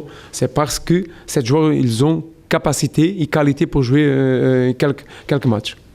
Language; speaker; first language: French; non-native, learner; Portuguese